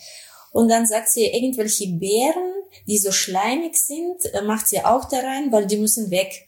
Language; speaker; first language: German; non-native, fluent; Russian